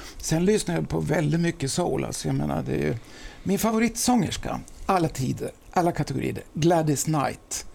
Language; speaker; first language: Swedish; native; Swedish